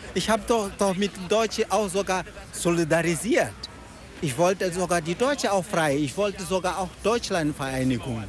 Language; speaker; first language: German; non-native, fluent; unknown